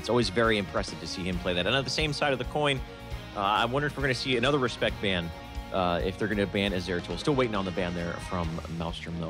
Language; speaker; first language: English; native; English